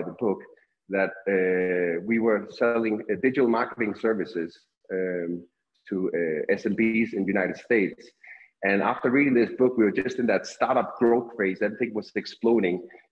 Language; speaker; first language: English; non-native, fluent; Danish